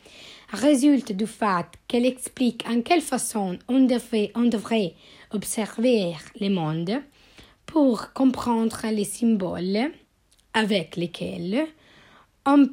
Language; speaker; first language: French; non-native, learner; Italian